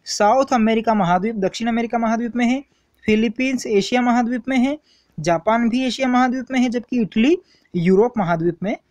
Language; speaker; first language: Hindi; native; Hindi